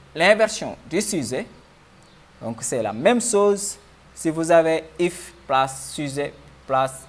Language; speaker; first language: French; non-native, local second language; Wolof